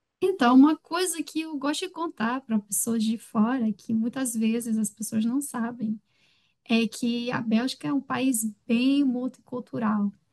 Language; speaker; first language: Portuguese; non-native, fluent; French